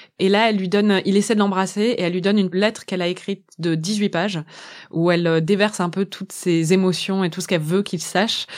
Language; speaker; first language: French; native; French